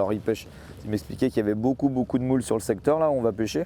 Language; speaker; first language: French; native; French